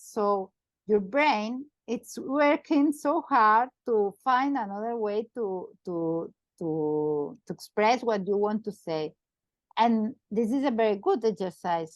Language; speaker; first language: English; non-native, learner; Catalan